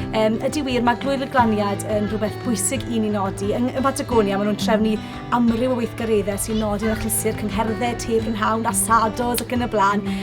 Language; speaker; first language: Welsh; native; Welsh